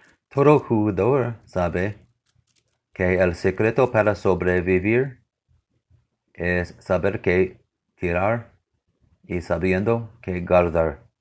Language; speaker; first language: Spanish; non-native, learner; English